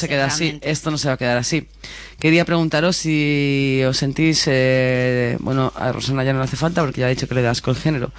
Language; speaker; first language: Spanish; native; Spanish